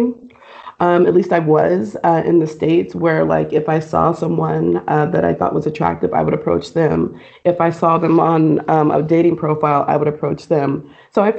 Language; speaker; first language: English; native; English